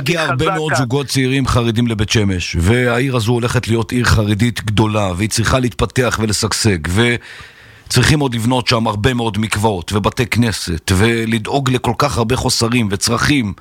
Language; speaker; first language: Hebrew; native; Hebrew